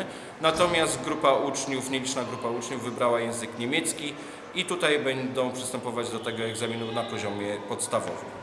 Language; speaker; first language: Polish; native; Polish